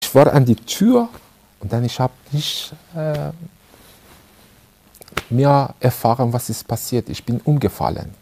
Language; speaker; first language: German; non-native, learner; Persian